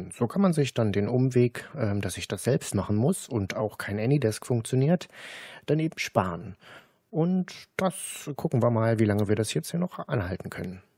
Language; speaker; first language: German; native; German